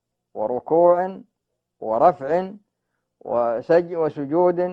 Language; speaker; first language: Arabic; native; Arabic